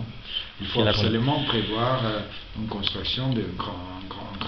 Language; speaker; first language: French; non-native, fluent; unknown